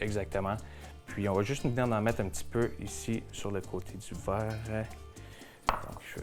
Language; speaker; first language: French; native; French